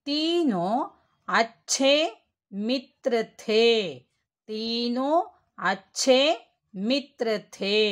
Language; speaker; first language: Hindi; non-native, local second language; Kannada